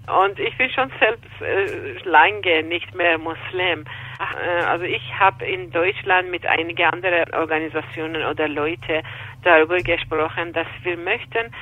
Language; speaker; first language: German; non-native, fluent; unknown